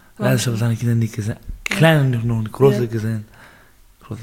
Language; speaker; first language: German; non-native, learner; Baluchi